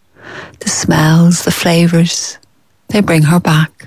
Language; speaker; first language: English; native; English